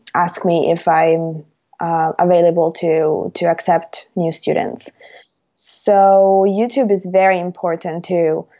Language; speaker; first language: English; non-native, fluent; Italian